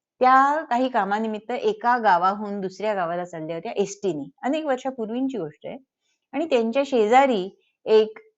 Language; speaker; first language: Marathi; early bilingual, heritage; Marathi